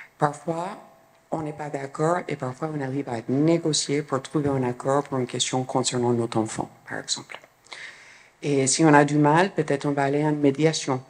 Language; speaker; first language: French; non-native, fluent; English